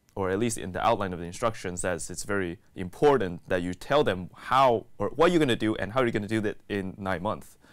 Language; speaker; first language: English; native; English